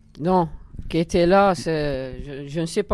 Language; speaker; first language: French; non-native, learner; Arabic